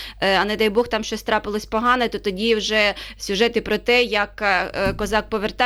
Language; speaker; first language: Ukrainian; native; Ukrainian